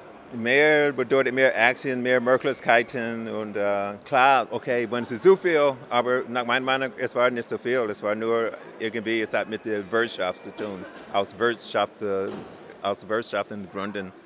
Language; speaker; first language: German; non-native, learner; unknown